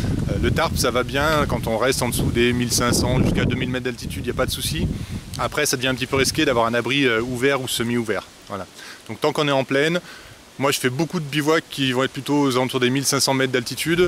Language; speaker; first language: French; native; French